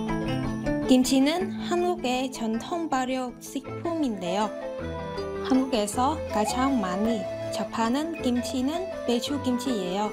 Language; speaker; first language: Korean; non-native, fluent; Vietnamese